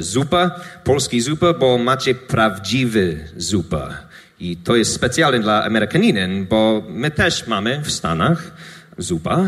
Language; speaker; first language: Polish; non-native, learner; English